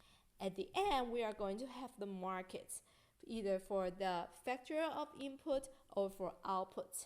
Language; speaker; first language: English; non-native, fluent; Chinese